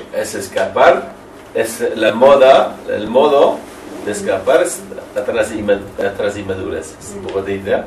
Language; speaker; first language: Spanish; non-native, learner; French